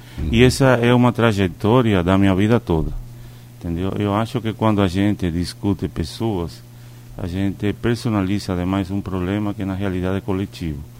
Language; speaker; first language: Portuguese; non-native, fluent; Spanish